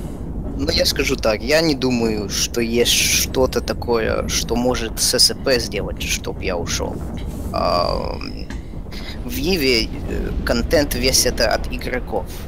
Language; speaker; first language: Russian; early bilingual, heritage; Russian